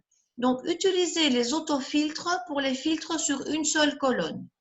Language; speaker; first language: French; native; French